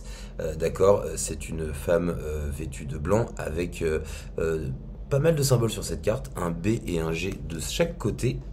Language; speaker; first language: French; native; French